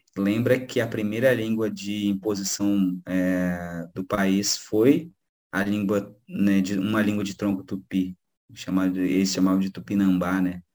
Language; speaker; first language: Portuguese; native; Portuguese